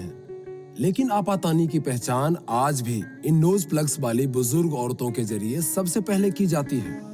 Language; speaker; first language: Hindi; native; Hindi